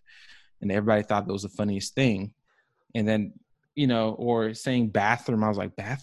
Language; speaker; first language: English; early bilingual, other home language; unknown